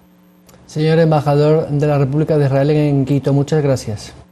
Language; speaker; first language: Spanish; native; Spanish